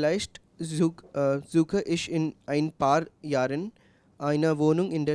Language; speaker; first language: German; non-native, learner; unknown